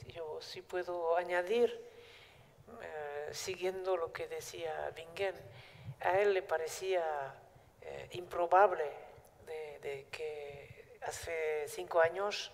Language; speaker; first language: Spanish; non-native, fluent; Basque